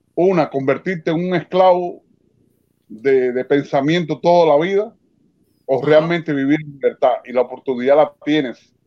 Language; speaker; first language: Spanish; native; Spanish